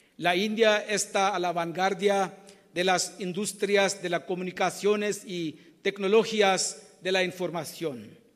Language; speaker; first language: Spanish; non-native, learner; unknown